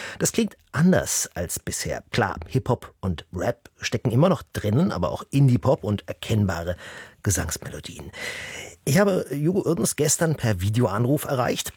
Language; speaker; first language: German; native; German